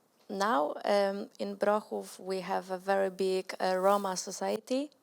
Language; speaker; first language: English; non-native, learner; Polish